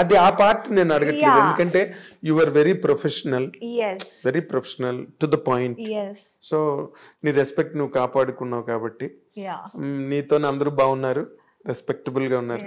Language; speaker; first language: Telugu; native; Telugu